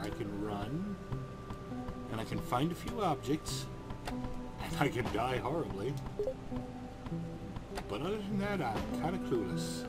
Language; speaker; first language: English; native; English